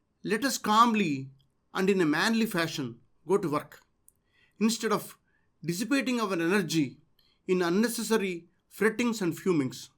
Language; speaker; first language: English; non-native, local second language; Telugu